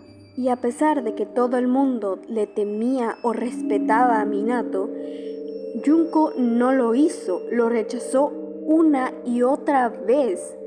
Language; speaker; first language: Spanish; native; Spanish